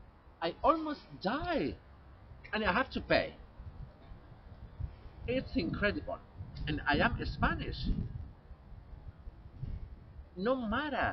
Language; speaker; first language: English; non-native, learner; Spanish